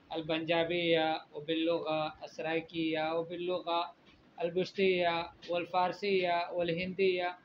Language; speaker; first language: Arabic; non-native, fluent; Urdu